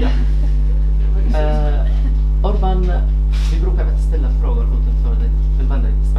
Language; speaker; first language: Swedish; non-native, fluent; Arabic